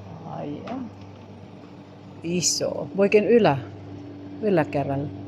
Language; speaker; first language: Finnish; non-native, learner; Filipino